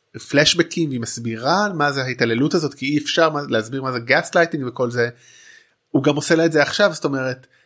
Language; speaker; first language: Hebrew; native; Hebrew